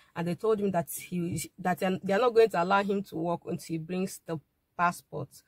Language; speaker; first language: English; non-native, local second language; Igbo